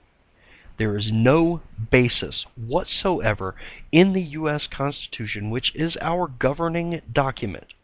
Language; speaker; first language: English; native; English